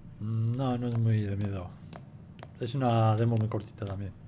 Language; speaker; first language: Spanish; native; Spanish